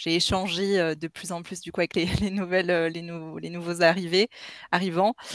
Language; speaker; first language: French; native; French